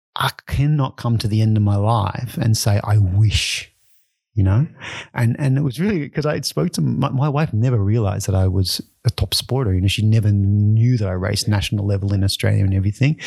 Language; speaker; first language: English; native; English